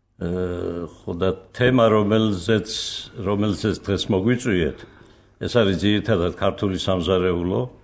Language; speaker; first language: Georgian; native; Georgian